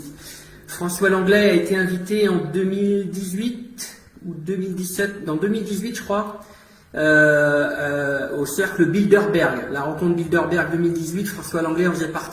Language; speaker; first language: French; native; French